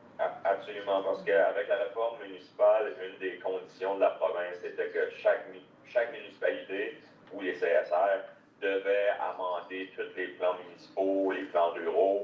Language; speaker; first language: French; native; French